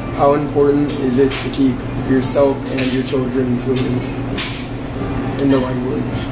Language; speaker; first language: English; early bilingual, other home language; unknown